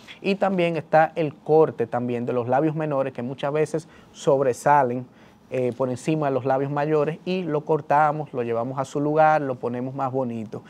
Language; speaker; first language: Spanish; early bilingual, heritage; Spanish